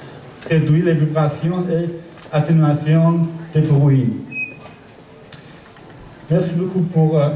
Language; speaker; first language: French; non-native, learner; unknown